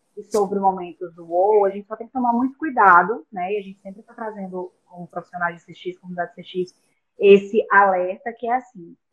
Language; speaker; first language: Portuguese; native; Portuguese